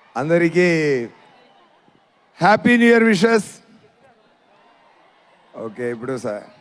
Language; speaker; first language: Telugu; non-native, learner; Tamil